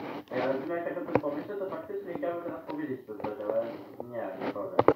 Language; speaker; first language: Polish; native; Polish